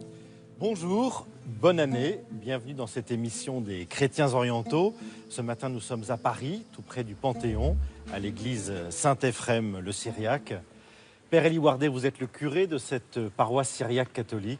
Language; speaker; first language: French; native; French